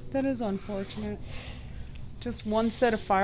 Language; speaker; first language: English; native; English